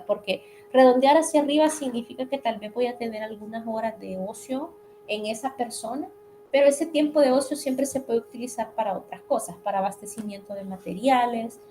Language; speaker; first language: Spanish; native; Spanish